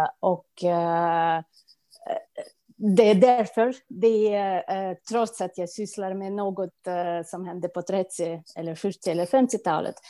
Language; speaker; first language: Swedish; non-native, fluent; Russian